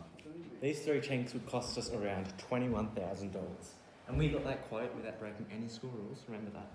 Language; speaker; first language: English; native; English